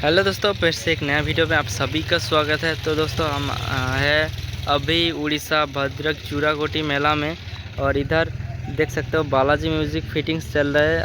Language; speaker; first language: Hindi; non-native, local second language; Bangla